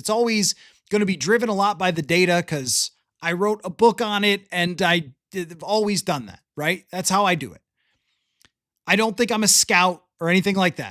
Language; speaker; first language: English; native; English